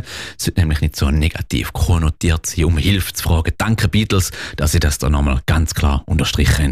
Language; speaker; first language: German; native; German